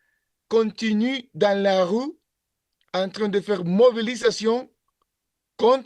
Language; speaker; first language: French; non-native, learner; Spanish